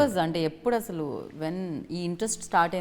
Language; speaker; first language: Telugu; native; Telugu